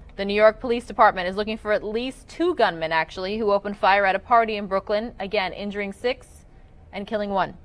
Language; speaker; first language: English; native; English